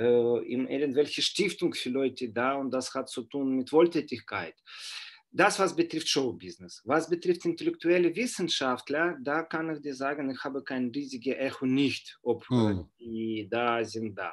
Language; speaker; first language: German; non-native, fluent; Russian